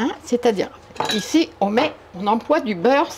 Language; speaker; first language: French; native; French